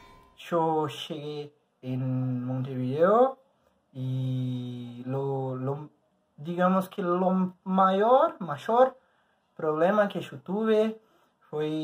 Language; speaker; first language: Spanish; non-native, learner; Portuguese